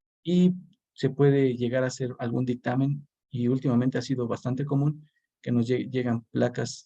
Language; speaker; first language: Spanish; native; Spanish